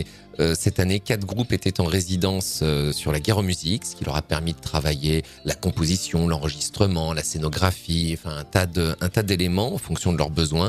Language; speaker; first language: French; native; French